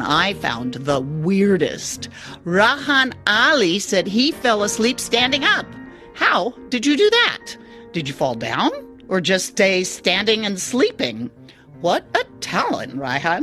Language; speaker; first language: English; native; English